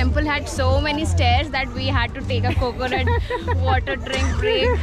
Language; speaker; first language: English; non-native, local second language; Assamese